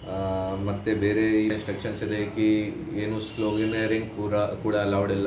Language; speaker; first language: Kannada; non-native, learner; Hindi